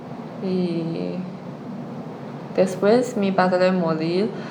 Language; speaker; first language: Spanish; non-native, learner; Chinese